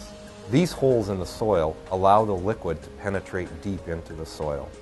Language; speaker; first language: English; native; English